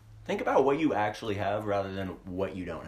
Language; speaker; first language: English; native; English